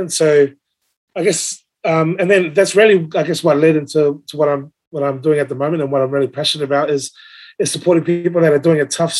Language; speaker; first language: English; native; English